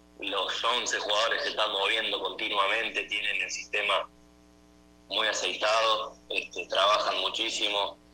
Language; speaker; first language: Spanish; native; Spanish